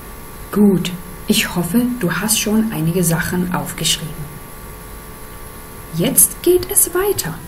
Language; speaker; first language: German; non-native, fluent; Danish